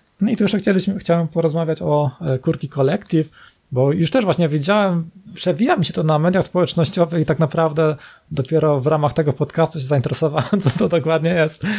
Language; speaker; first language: Polish; native; Polish